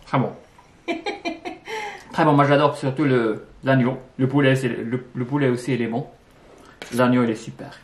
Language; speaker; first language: French; non-native, local second language; Arabic